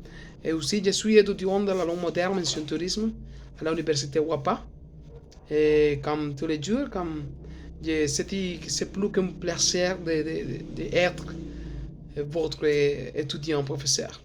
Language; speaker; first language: French; non-native, learner; Spanish